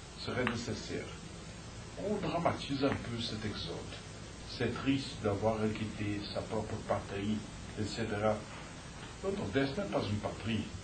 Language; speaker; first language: French; non-native, fluent; Portuguese